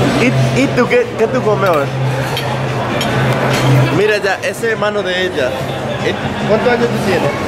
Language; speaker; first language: Spanish; early bilingual, heritage; English